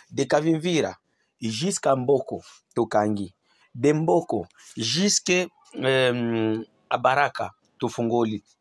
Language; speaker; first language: Lingala; non-native, local second language; Swahili